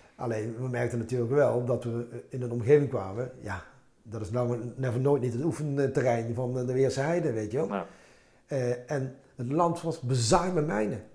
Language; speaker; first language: Dutch; early bilingual, other home language; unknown